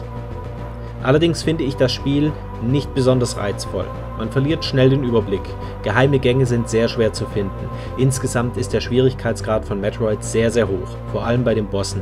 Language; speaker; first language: German; native; German